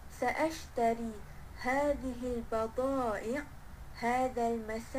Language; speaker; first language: Arabic; non-native, learner; Malay